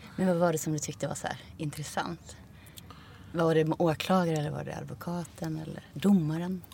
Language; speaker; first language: Swedish; early bilingual, other home language; Icelandic